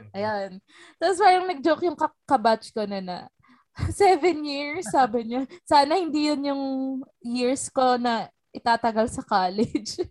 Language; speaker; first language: Filipino; native; Filipino